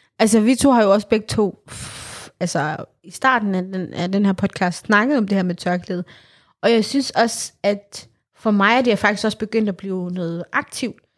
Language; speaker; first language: Danish; early bilingual, other home language; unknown